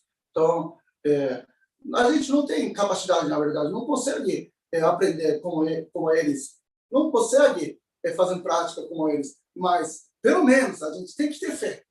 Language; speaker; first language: Portuguese; non-native, learner; Japanese